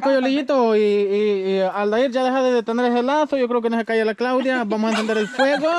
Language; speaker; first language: Spanish; native; Spanish